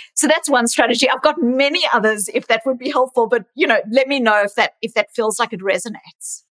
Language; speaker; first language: English; native; English